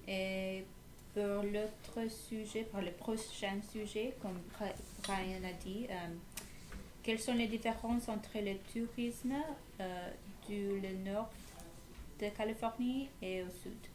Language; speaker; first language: French; non-native, learner; English